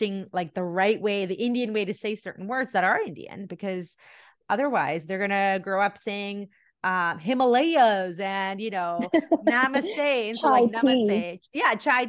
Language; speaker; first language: English; early bilingual, other home language; Tamil